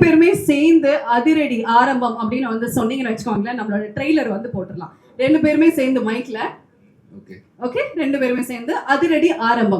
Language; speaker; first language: Tamil; native; Tamil